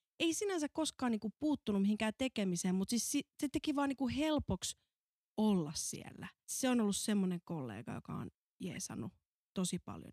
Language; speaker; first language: Finnish; native; Finnish